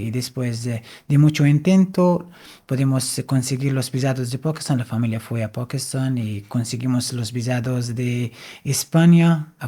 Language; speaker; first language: Spanish; non-native, fluent; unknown